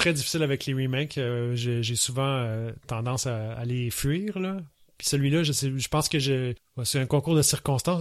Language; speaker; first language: French; native; French